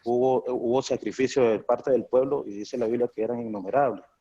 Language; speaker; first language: Spanish; native; Spanish